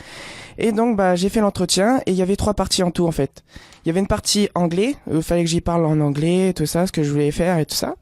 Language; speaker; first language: French; native; French